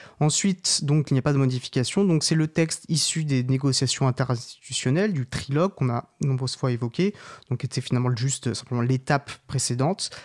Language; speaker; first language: French; native; French